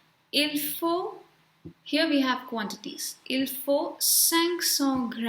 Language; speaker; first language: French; non-native, fluent; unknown